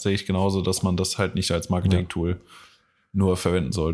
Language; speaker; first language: German; native; German